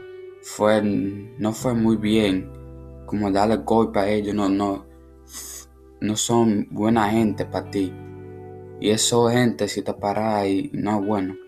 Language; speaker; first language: Spanish; non-native, learner; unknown